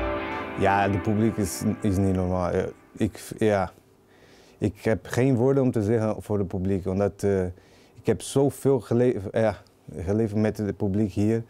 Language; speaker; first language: Dutch; non-native, learner; Portuguese